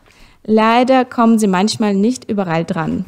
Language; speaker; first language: German; non-native, fluent; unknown